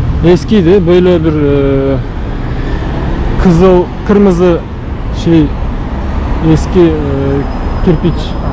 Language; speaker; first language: Turkish; non-native, learner; Bashkir